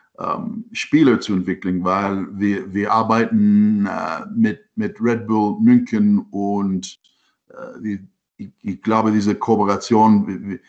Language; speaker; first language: German; non-native, learner; English